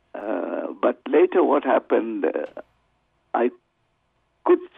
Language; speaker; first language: English; non-native, local second language; Tamil